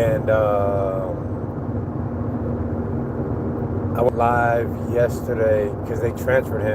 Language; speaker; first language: English; native; English